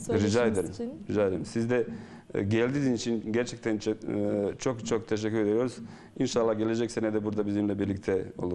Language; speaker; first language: Turkish; non-native, fluent; Bosnian